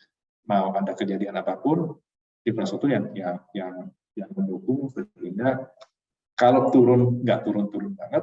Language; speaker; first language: Indonesian; native; Indonesian